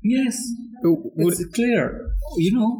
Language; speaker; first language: English; non-native, learner; Indonesian